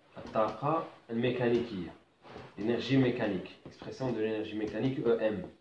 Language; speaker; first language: French; non-native, local second language; Arabic